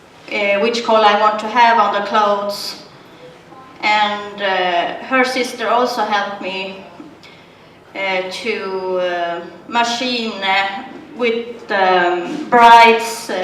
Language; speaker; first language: English; non-native, learner; Swedish